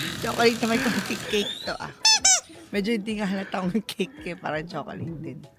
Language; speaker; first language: Filipino; native; Filipino